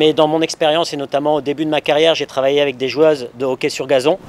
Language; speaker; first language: French; native; French